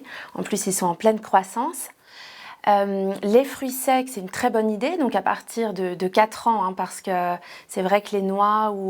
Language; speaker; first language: French; native; French